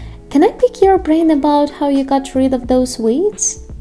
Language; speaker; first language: English; non-native, fluent; Ukrainian